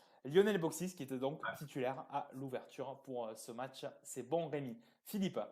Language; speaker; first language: French; native; French